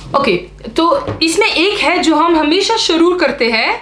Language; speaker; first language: Hindi; non-native, learner; Riffian